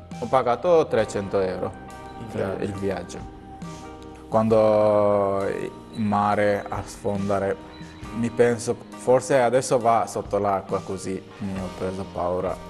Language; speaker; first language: Italian; non-native, learner; Bangla